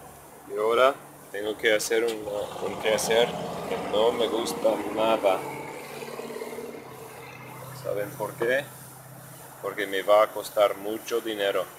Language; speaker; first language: Spanish; non-native, fluent; English